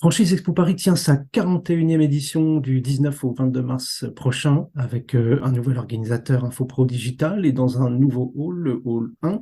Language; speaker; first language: French; native; French